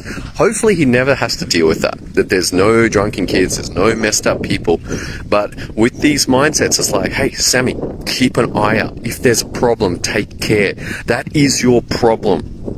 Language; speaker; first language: English; native; English